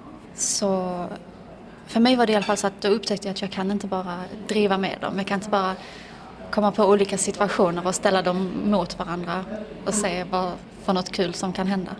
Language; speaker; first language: Swedish; early bilingual, other home language; Persian